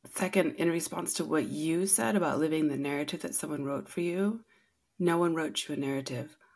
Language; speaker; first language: English; native; English